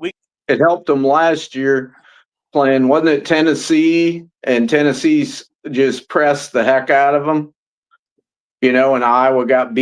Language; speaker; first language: English; native; English